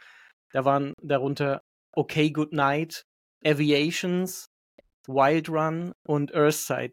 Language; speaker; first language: German; native; German